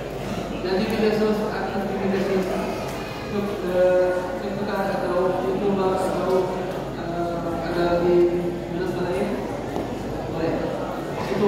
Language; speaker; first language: Indonesian; non-native, learner; Arabic